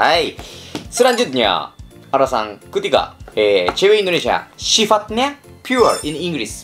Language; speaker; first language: Indonesian; non-native, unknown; Japanese